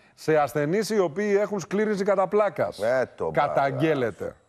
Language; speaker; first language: Greek; native; Greek